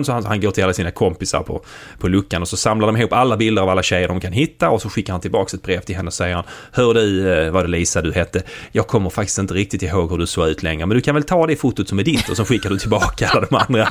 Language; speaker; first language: Swedish; native; Swedish